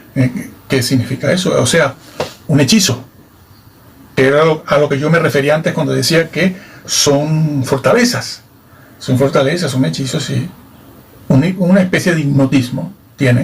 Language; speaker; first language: Spanish; native; Spanish